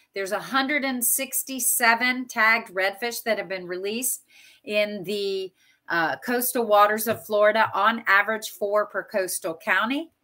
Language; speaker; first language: English; native; English